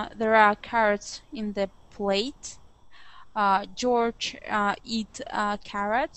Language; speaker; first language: English; non-native, learner; Russian